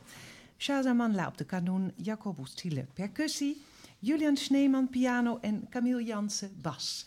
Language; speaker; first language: Dutch; native; Dutch